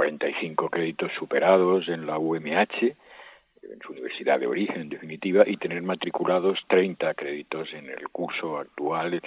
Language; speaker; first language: Spanish; native; Spanish